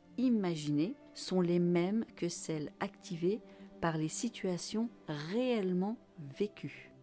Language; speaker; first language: French; native; French